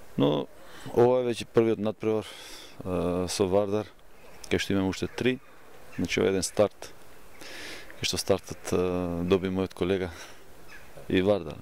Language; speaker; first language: Macedonian; non-native, local second language; Albanian